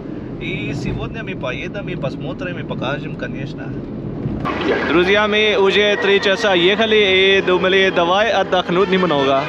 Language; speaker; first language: Russian; non-native, learner; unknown